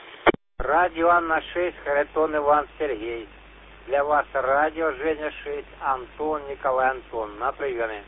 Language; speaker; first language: Russian; native; Russian